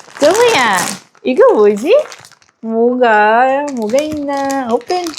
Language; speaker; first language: Filipino; non-native, local second language; Cebuano